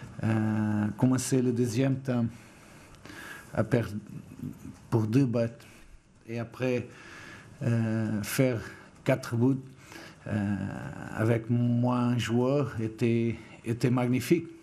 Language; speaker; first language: French; non-native, fluent; Portuguese